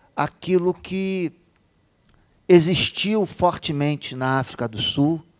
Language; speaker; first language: Portuguese; native; Portuguese